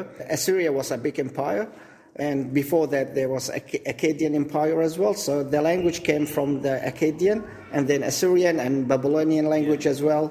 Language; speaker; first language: English; non-native, fluent; Assyrian Neo-Aramaic